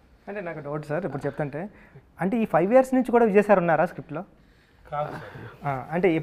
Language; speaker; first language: Telugu; native; Telugu